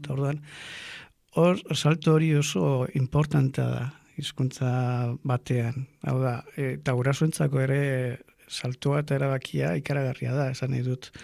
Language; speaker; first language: Basque; non-native, local second language; Spanish